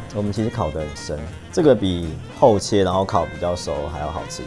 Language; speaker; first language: Chinese; native; Chinese